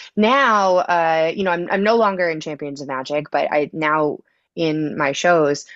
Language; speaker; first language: English; native; English